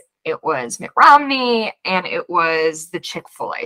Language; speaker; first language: English; native; English